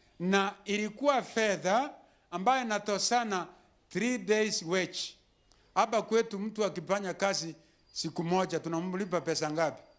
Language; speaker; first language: Swahili; non-native, local second language; Gusii